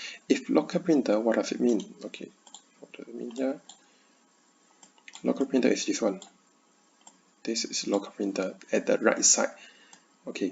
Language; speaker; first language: English; non-native, learner; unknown